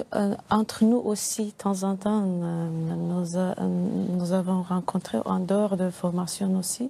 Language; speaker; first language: French; non-native, learner; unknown